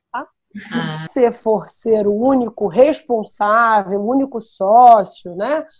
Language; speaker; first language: Portuguese; native; Portuguese